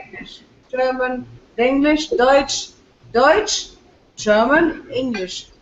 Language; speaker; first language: English; non-native, learner; French